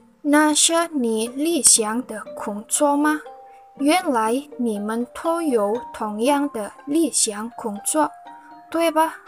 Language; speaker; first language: Chinese; non-native, learner; Indonesian